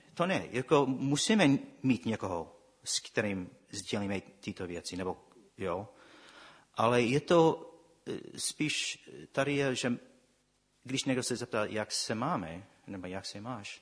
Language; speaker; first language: Czech; non-native, fluent; English